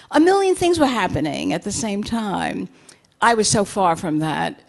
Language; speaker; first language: English; native; English